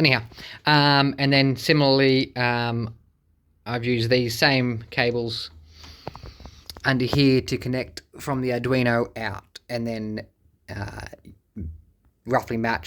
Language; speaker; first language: English; native; English